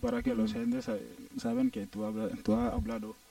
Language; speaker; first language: Spanish; non-native, learner; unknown